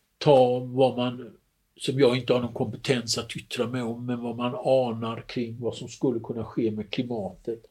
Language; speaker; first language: Swedish; native; Swedish